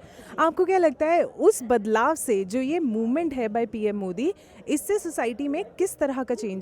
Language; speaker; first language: Hindi; native; Hindi